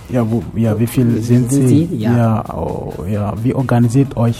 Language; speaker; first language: German; non-native, fluent; French